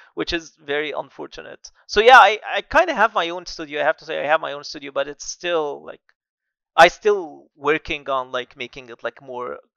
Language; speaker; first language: English; non-native, fluent; Arabic